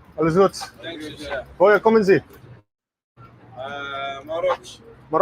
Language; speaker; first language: German; non-native, fluent; English